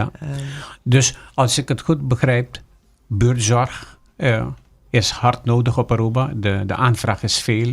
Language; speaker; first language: Dutch; non-native, local second language; Papiamento